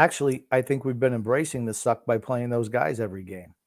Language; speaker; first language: English; native; English